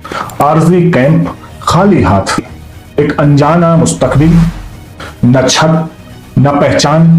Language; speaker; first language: Urdu; native; Urdu